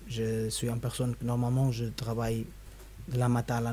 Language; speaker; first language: French; non-native, fluent; Spanish